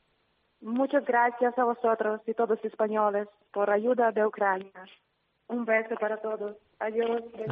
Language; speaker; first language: Spanish; non-native, learner; Ukrainian